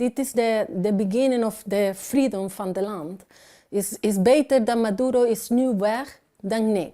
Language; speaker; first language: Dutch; non-native, learner; Spanish